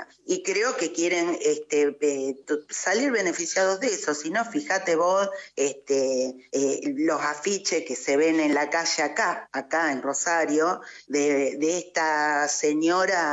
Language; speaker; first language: Spanish; native; Spanish